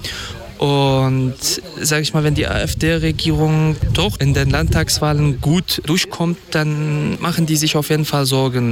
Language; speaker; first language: German; non-native, fluent; Kurdish